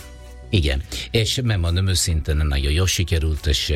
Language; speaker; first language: Hungarian; non-native, fluent; Italian